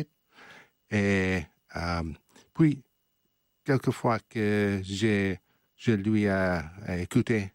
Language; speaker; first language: French; non-native, learner; English